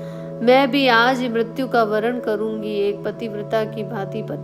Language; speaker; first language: Hindi; native; Hindi